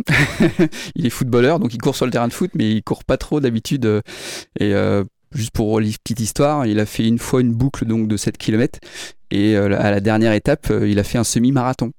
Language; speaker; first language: French; native; French